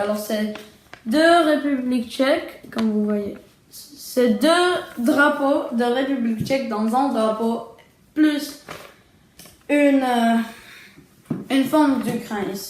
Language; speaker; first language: French; early bilingual, other home language; Czech